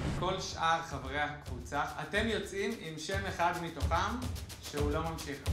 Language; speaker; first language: Hebrew; native; Hebrew